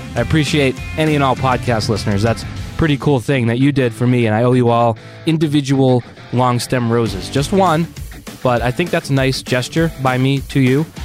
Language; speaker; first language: English; native; English